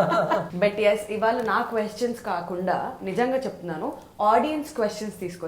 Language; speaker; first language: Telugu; native; Telugu